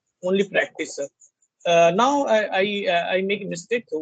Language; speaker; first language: English; non-native, learner; Hindi